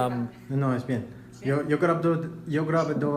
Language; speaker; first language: Spanish; non-native, learner; English